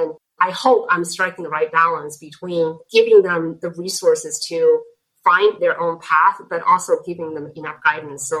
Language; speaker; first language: English; non-native, fluent; Chinese